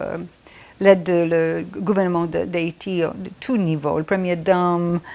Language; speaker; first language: French; non-native, fluent; English